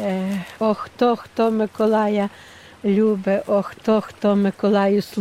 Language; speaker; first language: Polish; non-native, local second language; Ukrainian